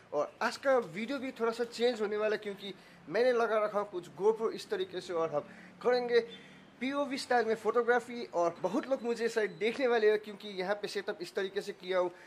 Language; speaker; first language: Hindi; non-native, local second language; Nepali